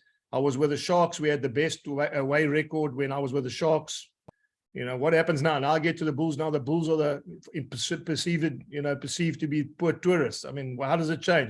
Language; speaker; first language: English; native; English